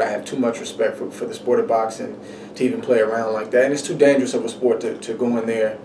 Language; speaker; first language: English; native; English